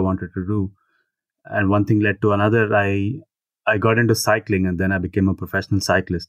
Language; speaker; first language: English; non-native, local second language; Telugu